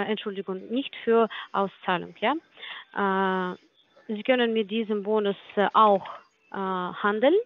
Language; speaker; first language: German; non-native, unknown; Polish